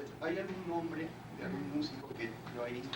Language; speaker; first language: Spanish; native; Spanish